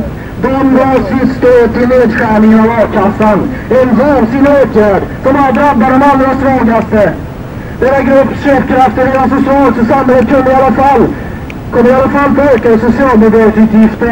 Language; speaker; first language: Swedish; native; Swedish